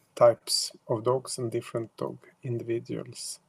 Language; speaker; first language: English; non-native, fluent; Swedish